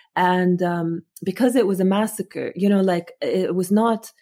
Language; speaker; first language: English; non-native, fluent; Arabic